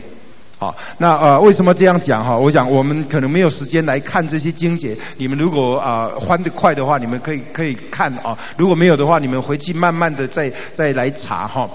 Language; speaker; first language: Chinese; native; Chinese